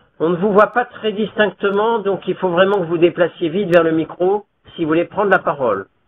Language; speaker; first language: French; native; French